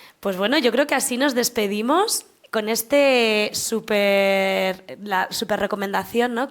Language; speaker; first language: Spanish; native; Spanish